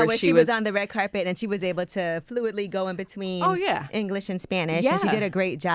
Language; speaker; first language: English; native; English